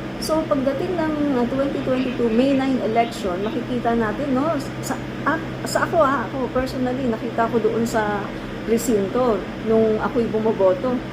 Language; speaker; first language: Filipino; non-native, local second language; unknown